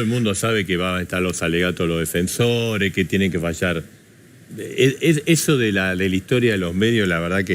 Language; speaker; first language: Spanish; native; Spanish